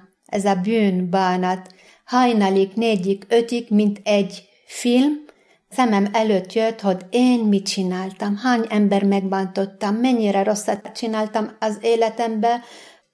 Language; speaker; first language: Hungarian; non-native, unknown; Arabic